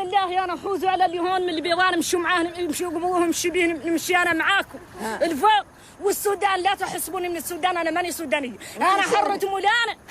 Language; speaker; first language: Arabic; native; Arabic